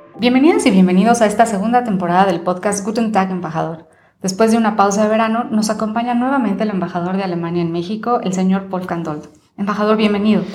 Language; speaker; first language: Spanish; native; Spanish